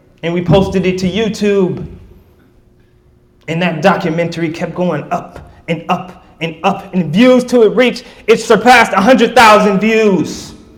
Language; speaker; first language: English; native; English